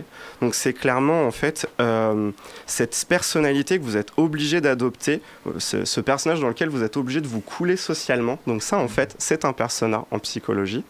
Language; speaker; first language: French; native; French